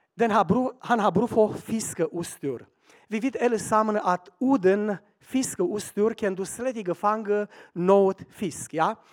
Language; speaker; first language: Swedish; non-native, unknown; Romanian